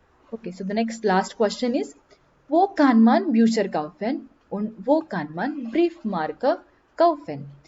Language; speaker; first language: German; non-native, learner; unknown